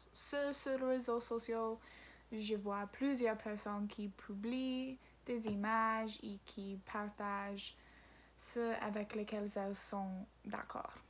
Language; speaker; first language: French; non-native, learner; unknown